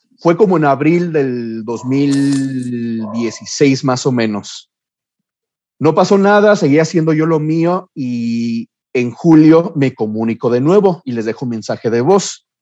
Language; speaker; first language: Spanish; early bilingual, heritage; Spanish